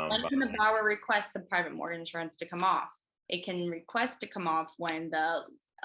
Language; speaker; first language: English; native; English